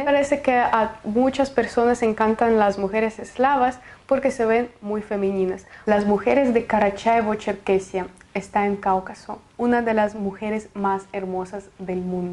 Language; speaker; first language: Spanish; non-native, fluent; Russian